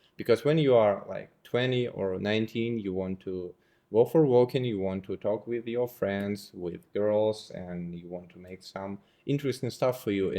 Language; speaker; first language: English; non-native, fluent; Russian